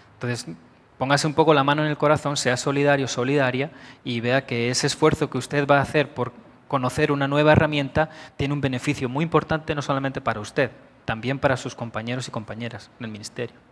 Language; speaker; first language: Spanish; native; Spanish